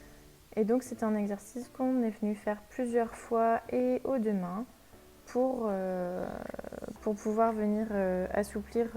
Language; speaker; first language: French; native; French